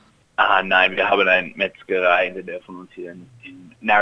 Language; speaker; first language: German; early bilingual, heritage; German